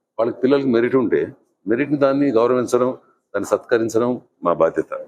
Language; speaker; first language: Telugu; native; Telugu